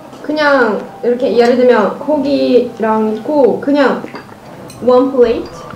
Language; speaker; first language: Korean; non-native, fluent; Portuguese